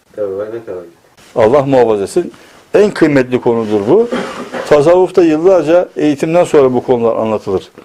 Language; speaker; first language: Turkish; native; Turkish